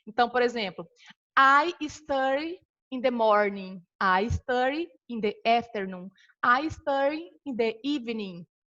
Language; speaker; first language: English; non-native, fluent; Portuguese